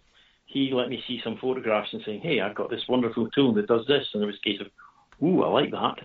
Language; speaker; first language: English; native; English